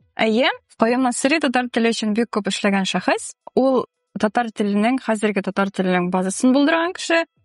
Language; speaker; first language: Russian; non-native, local second language; Tatar